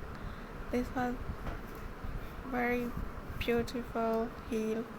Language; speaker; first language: English; non-native, learner; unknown